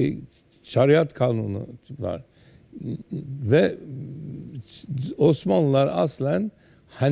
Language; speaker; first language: Turkish; early bilingual, heritage; Turkish